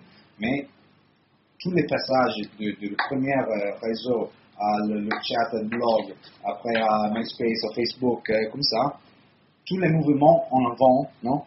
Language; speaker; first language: French; non-native, learner; Italian